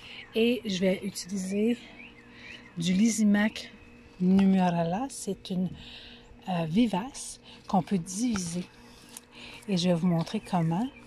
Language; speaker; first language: French; native; French